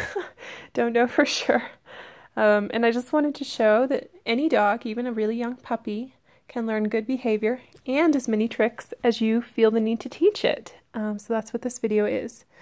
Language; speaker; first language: English; native; English